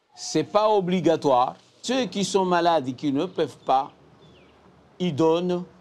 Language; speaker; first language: French; non-native, local second language; Comorian